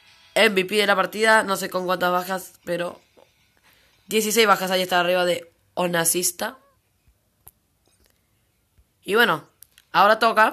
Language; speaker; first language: Spanish; native; Spanish